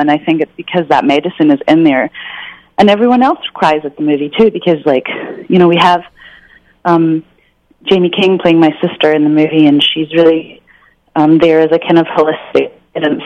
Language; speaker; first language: English; native; English